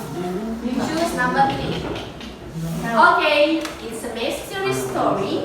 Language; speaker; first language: English; non-native, learner; Indonesian